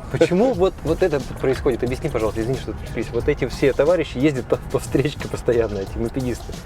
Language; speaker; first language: Russian; native; Russian